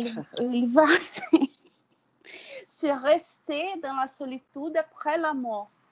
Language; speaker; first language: French; non-native, learner; Portuguese